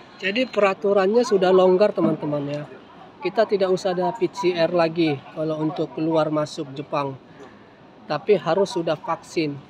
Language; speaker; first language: Indonesian; native; Indonesian